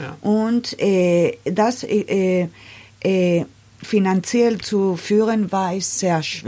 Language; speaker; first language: German; non-native, learner; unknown